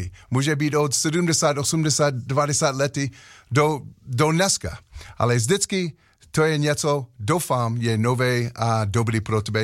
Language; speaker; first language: Czech; non-native, learner; English